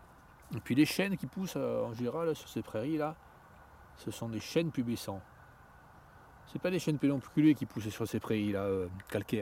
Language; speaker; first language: French; native; French